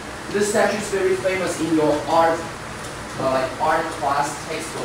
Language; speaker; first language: English; non-native, fluent; Chinese